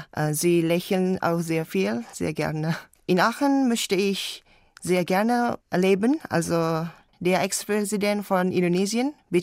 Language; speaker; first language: German; non-native, learner; Indonesian